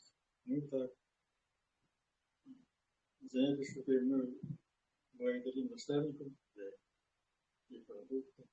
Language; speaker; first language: Russian; non-native, local second language; Yakut